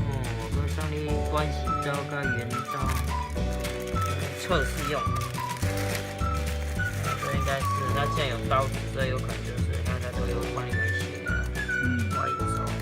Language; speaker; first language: Chinese; native; Chinese